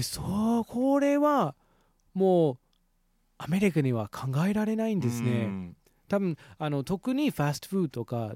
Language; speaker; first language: Japanese; non-native, fluent; English